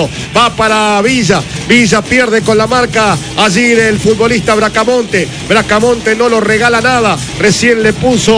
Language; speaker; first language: Spanish; native; Spanish